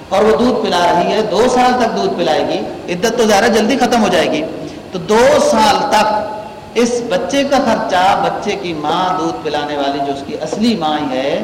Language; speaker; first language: Urdu; native; Urdu